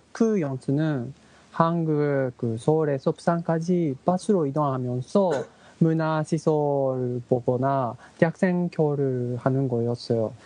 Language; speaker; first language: Korean; non-native, learner; Japanese